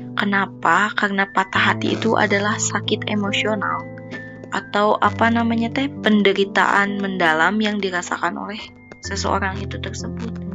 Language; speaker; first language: Indonesian; non-native, local second language; Sundanese